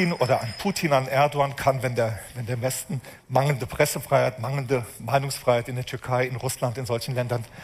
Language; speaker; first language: German; native; German